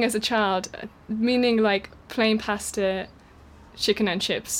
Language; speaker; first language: English; non-native, fluent; Hungarian